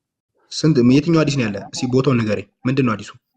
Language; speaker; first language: Amharic; native; Amharic